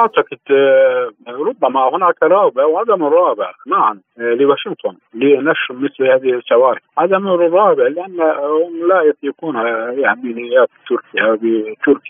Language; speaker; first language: Arabic; non-native, fluent; Turkish